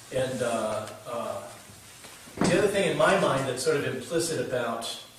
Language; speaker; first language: English; native; English